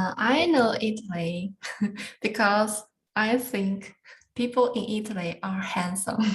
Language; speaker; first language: English; non-native, learner; Chinese